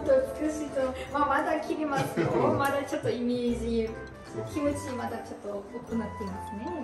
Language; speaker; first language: Japanese; non-native, learner; German